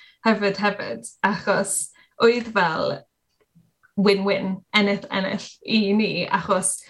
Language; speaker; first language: Welsh; non-native, learner; English